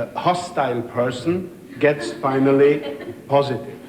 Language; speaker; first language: English; non-native, fluent; French